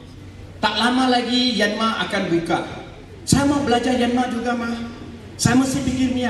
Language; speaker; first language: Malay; non-native, local second language; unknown